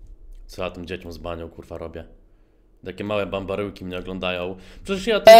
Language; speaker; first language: Polish; native; Polish